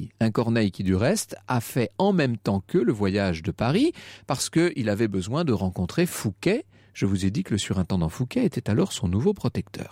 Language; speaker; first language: French; native; French